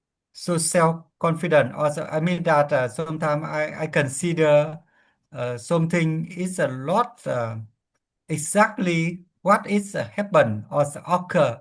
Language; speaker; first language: English; non-native, learner; Vietnamese